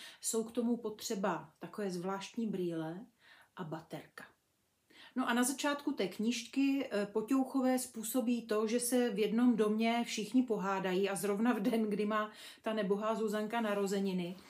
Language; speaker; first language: Czech; native; Czech